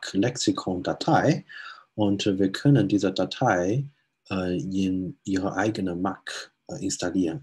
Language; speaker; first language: German; non-native, fluent; Chinese